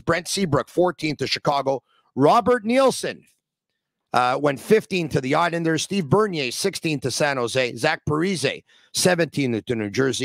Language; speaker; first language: English; native; English